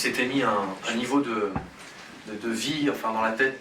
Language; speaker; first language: French; native; French